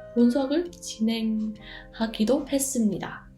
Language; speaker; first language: Korean; non-native, fluent; Vietnamese